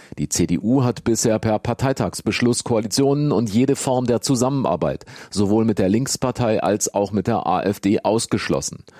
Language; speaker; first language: German; native; German